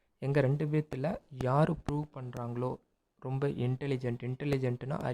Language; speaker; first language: Tamil; native; Tamil